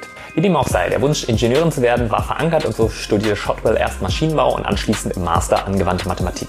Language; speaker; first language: German; native; German